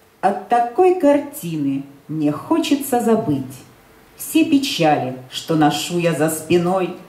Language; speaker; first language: Russian; native; Russian